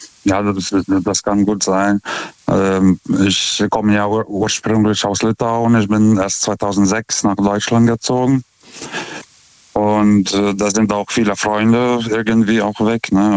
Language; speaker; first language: German; non-native, fluent; Lithuanian